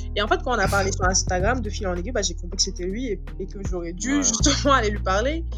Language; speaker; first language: French; non-native, local second language; Wolof